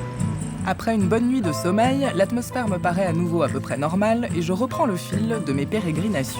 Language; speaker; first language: French; native; French